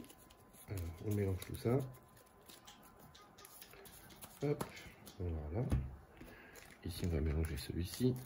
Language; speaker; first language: French; native; French